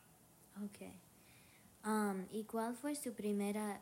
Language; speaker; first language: Spanish; non-native, learner; English